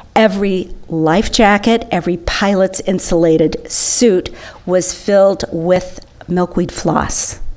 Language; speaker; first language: English; native; English